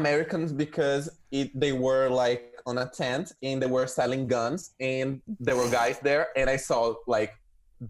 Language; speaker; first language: English; non-native, fluent; Portuguese